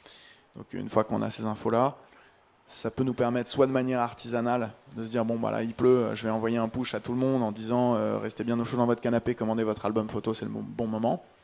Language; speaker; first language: French; native; French